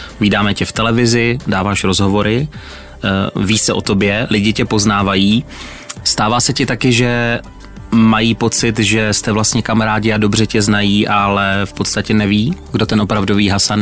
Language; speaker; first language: Czech; native; Czech